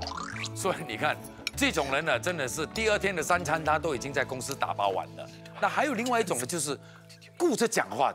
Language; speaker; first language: Chinese; native; Chinese